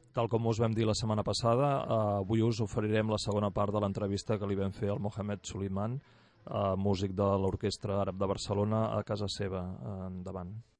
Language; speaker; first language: Catalan; native; Catalan